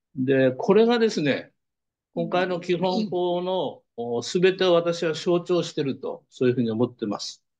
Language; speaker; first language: Japanese; native; Japanese